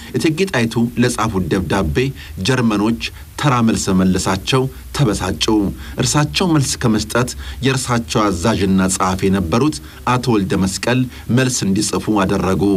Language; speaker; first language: Amharic; native; Amharic